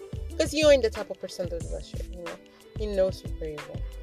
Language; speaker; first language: English; early bilingual, other home language; Spanish